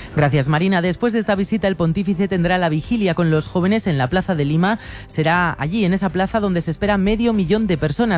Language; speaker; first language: Spanish; native; Spanish